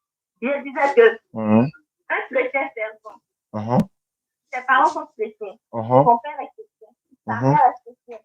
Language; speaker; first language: French; non-native, local second language; Fula